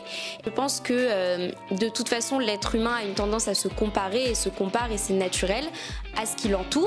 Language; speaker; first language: French; native; French